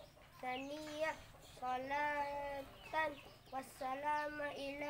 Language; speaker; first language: Arabic; non-native, learner; Indonesian